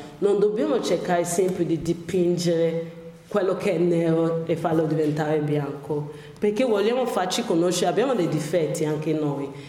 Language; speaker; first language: Italian; non-native, fluent; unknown